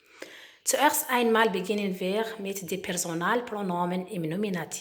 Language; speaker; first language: German; non-native, learner; Arabic